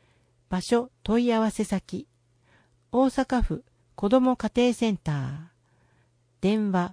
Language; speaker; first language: Japanese; native; Japanese